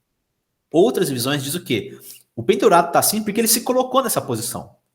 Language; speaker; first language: Portuguese; native; Portuguese